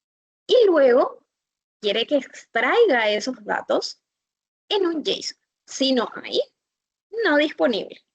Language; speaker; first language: Spanish; native; Spanish